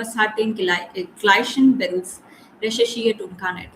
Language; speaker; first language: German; non-native, learner; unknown